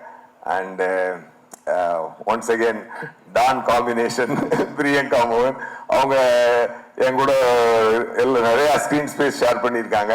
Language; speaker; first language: Tamil; native; Tamil